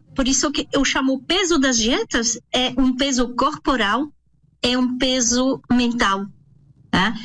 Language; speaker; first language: Portuguese; non-native, fluent; French